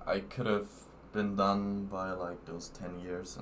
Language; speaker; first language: English; non-native, fluent; German